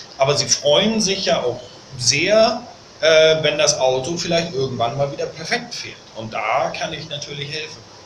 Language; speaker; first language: German; native; German